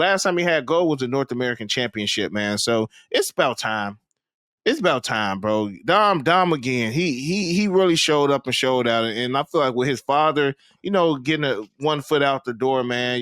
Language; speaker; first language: English; native; English